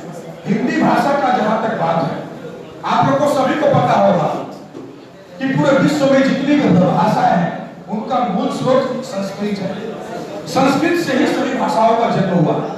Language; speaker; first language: Hindi; native; Hindi